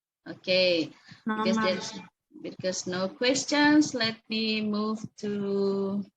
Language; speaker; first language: English; non-native, local second language; Indonesian